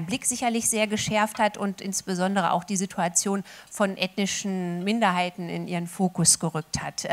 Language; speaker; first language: German; native; German